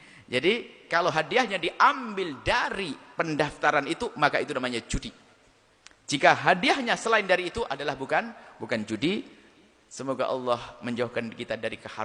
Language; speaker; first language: Indonesian; non-native, local second language; Javanese